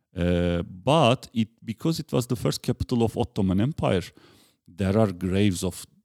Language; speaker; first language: English; non-native, fluent; Turkish